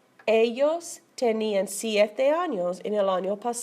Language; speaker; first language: Spanish; non-native, fluent; English